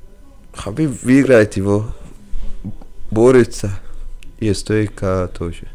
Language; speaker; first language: Russian; non-native, learner; Persian